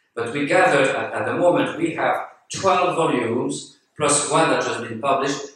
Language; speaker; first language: English; non-native, fluent; French